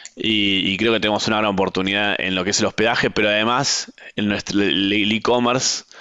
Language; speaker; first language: Spanish; native; Spanish